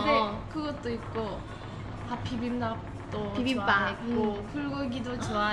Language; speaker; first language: Korean; non-native, fluent; Turkish